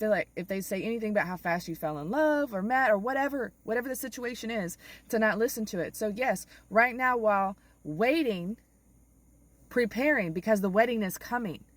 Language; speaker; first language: English; native; English